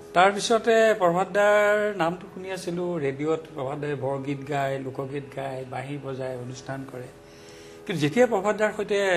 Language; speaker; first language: Assamese; native; Assamese